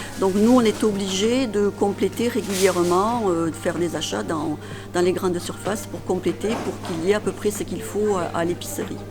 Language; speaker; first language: French; native; French